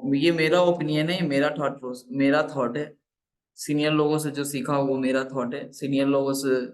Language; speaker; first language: Hindi; non-native, local second language; Bangla